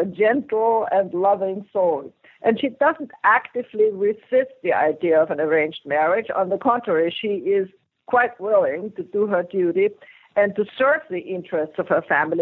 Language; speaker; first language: English; non-native, fluent; German